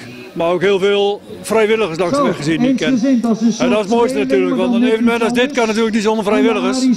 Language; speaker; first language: Dutch; native; Dutch